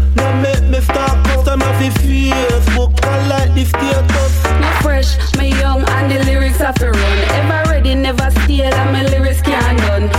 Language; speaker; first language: English; non-native, fluent; Portuguese